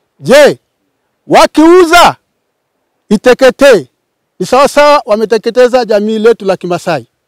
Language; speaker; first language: Swahili; non-native, local second language; Masai